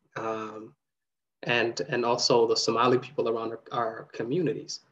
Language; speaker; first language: English; early bilingual, other home language; Somali